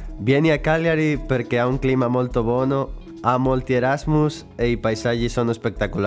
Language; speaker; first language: Italian; non-native, learner; Spanish